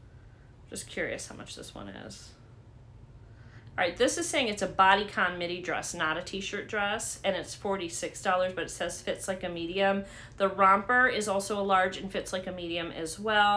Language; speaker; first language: English; native; English